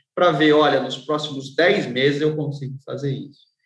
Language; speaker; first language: Portuguese; native; Portuguese